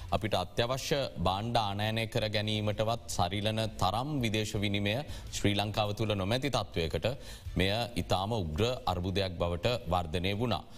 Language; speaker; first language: Sinhala; native; Sinhala